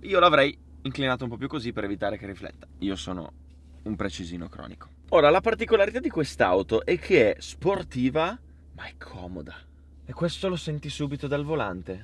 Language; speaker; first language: Italian; native; Italian